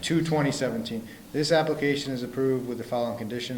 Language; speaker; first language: English; native; English